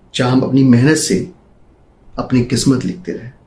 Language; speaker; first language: Hindi; native; Hindi